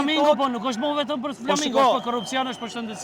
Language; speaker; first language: Albanian; native; Albanian